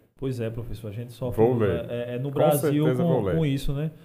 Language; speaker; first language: Portuguese; native; Portuguese